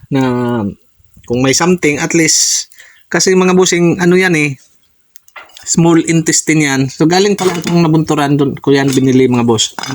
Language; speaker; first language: Filipino; non-native, local second language; Cebuano